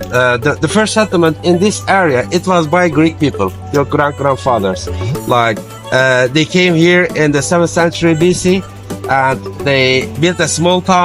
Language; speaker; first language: English; non-native, fluent; Turkish